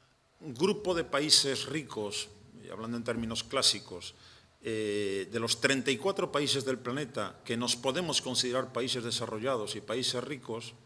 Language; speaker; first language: Spanish; native; Spanish